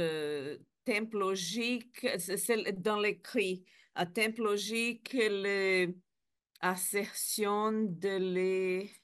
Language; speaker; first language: French; non-native, learner; Spanish